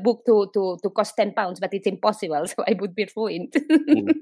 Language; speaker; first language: English; non-native, fluent; Spanish